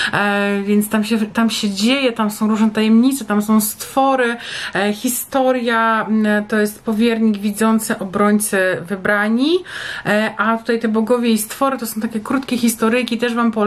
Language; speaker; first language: Polish; native; Polish